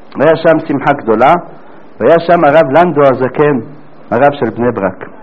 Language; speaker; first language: Hebrew; native; Hebrew